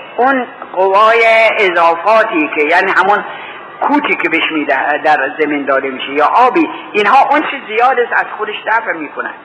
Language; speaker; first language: Persian; native; Persian